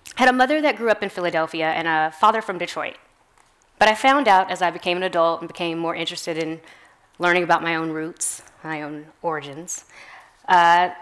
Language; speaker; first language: English; native; English